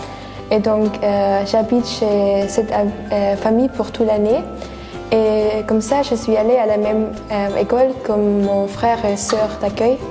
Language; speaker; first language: French; non-native, fluent; Swiss German